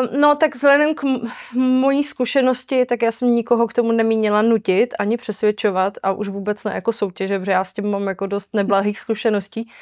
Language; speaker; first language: Czech; native; Czech